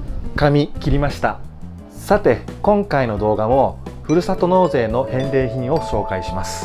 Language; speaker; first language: Japanese; native; Japanese